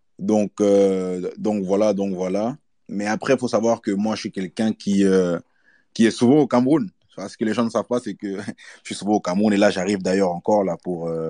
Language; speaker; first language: French; early bilingual, other home language; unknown